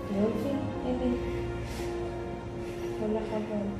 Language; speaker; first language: Hebrew; non-native, learner; Filipino